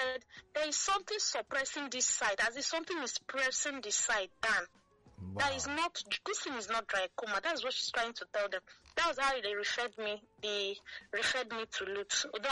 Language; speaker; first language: English; non-native, local second language; Igbo